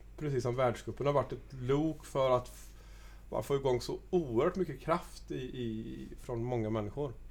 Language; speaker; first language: Swedish; native; Swedish